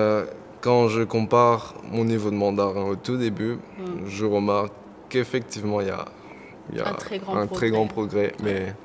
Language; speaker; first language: French; non-native, local second language; Morisyen